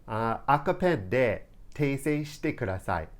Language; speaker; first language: Japanese; non-native, fluent; English